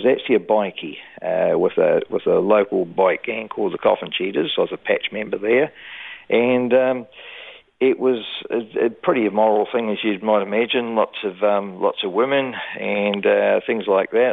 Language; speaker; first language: English; native; English